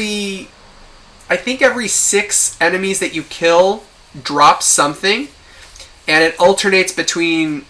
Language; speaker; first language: English; native; English